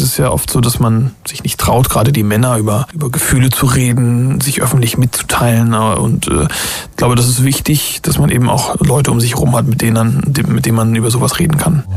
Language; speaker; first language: German; native; German